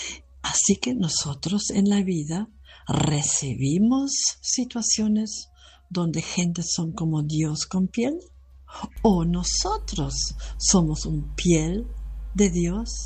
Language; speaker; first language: Spanish; non-native, fluent; German